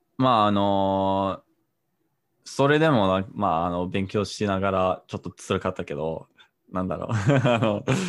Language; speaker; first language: Japanese; non-native, fluent; English